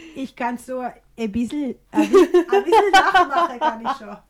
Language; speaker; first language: German; non-native, fluent; Spanish